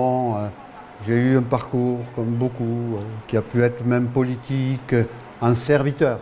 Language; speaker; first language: French; native; French